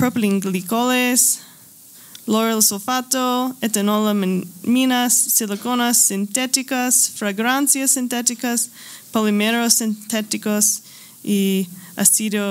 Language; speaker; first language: Spanish; non-native, learner; English